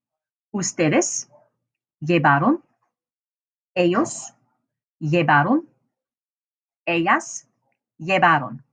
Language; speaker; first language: Spanish; non-native, fluent; English